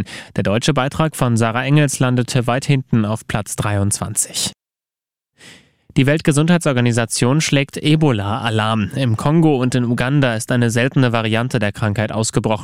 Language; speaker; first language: German; native; German